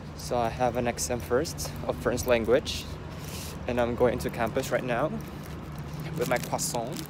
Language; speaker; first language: English; non-native, fluent; Indonesian